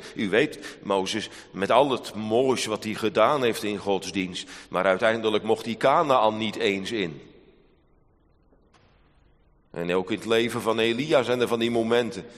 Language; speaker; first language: Dutch; native; Dutch